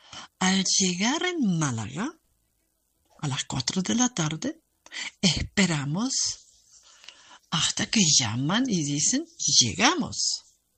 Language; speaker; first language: Spanish; non-native, fluent; German